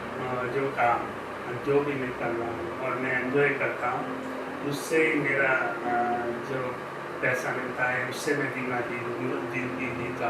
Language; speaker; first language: Hindi; non-native, local second language; Gujarati